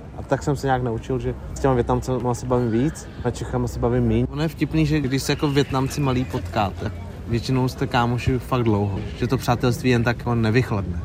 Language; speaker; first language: Czech; early bilingual, other home language; Vietnamese